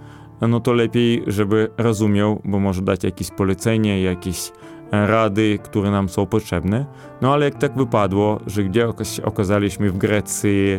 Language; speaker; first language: Polish; non-native, fluent; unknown